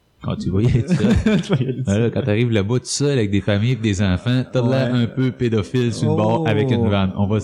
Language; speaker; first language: French; native; French